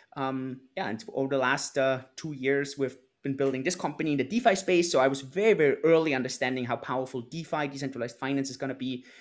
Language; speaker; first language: English; non-native, fluent; German